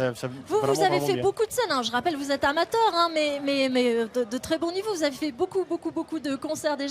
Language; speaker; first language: French; native; French